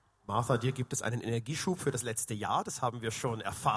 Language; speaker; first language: German; native; German